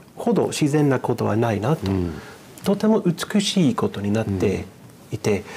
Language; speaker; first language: Japanese; non-native, fluent; English